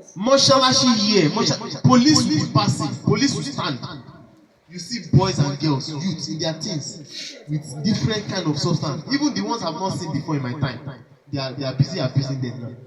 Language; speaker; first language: English; non-native, local second language; Yoruba